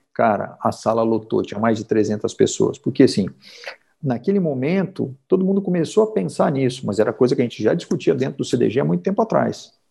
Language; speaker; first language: Portuguese; native; Portuguese